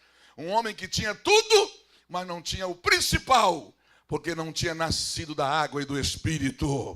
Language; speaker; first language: Portuguese; native; Portuguese